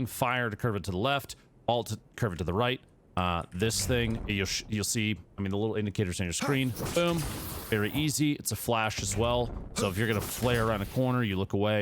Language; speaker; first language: English; native; English